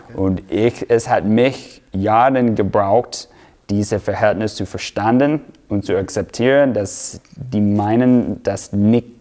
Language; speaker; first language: German; non-native, fluent; English